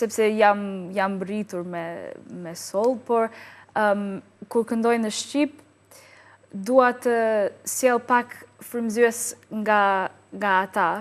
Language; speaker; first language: Albanian; non-native, learner; English